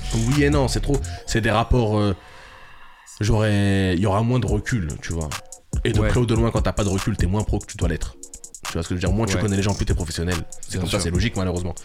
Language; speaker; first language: French; native; French